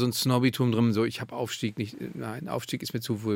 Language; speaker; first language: German; native; German